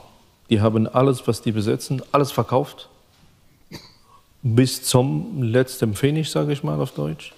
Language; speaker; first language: German; non-native, fluent; Arabic